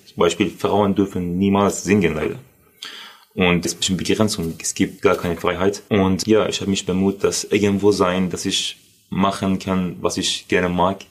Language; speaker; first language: German; non-native, learner; Persian